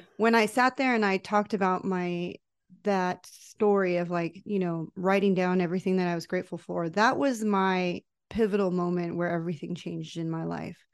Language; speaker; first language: English; early bilingual, other home language; Spanish